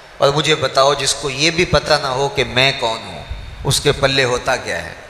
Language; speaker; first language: Urdu; non-native, local second language; Punjabi